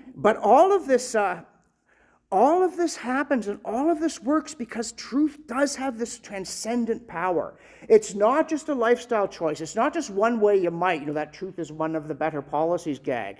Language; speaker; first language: English; native; English